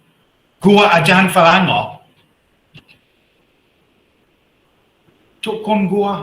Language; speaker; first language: Thai; non-native, learner; English